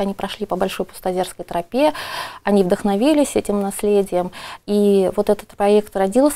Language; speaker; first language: Russian; native; Russian